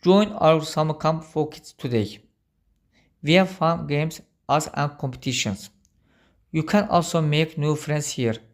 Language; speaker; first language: English; non-native, fluent; Azerbaijani